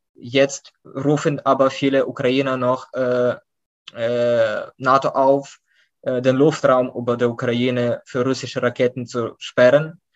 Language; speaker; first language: German; non-native, fluent; Ukrainian